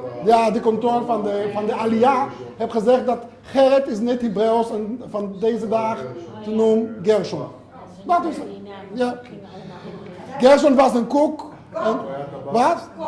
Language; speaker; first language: Dutch; non-native, learner; Hebrew